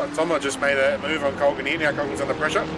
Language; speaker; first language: English; native; English